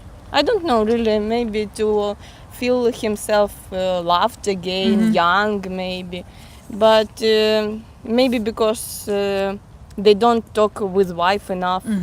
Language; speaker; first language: English; non-native, fluent; Russian